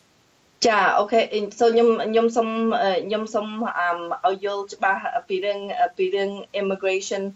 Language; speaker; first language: Khmer; early bilingual, heritage; Khmer